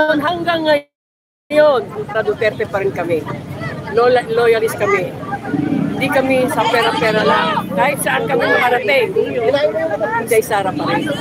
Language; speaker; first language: Filipino; non-native, local second language; Cebuano